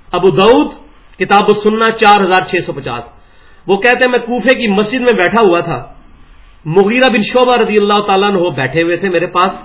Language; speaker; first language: Urdu; non-native, local second language; Punjabi